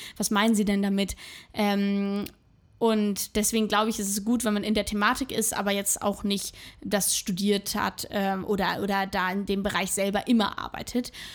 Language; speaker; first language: German; native; German